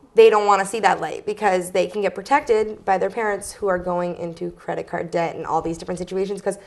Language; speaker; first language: English; native; English